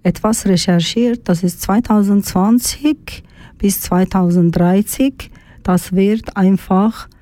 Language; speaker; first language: German; non-native, learner; Turkish